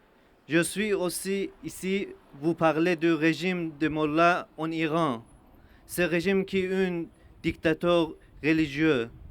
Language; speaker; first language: French; non-native, learner; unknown